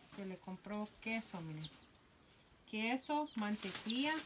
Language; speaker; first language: Spanish; native; Spanish